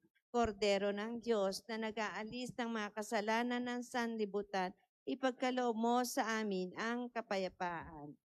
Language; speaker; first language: Filipino; native; Filipino